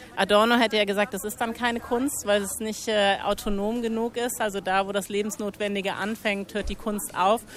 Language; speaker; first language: German; native; German